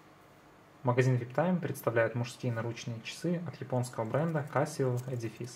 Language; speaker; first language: Russian; native; Russian